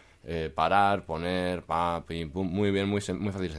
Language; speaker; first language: Spanish; native; Spanish